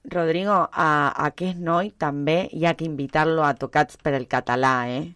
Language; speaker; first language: Catalan; non-native, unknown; Spanish